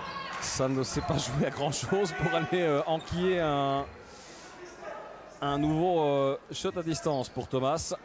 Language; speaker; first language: French; native; French